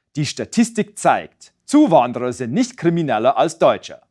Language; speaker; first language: German; non-native, fluent; English